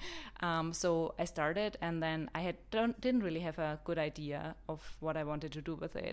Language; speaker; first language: English; non-native, fluent; German